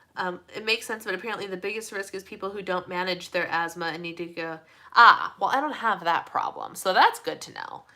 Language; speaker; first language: English; native; English